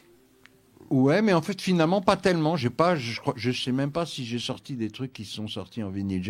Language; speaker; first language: French; native; French